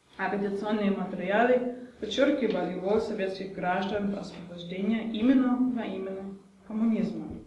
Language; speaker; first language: Russian; non-native, fluent; German